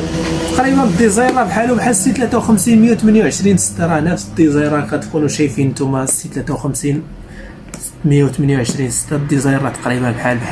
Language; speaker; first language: Arabic; native; Arabic